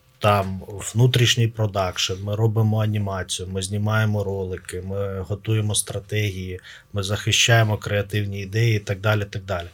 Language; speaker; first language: Ukrainian; non-native, local second language; Russian